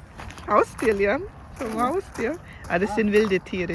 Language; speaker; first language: German; non-native, fluent; Filipino